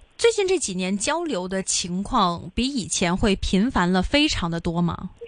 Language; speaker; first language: Chinese; non-native, local second language; Cantonese